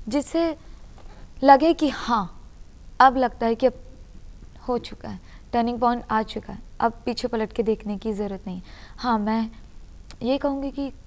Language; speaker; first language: Hindi; non-native, local second language; Urdu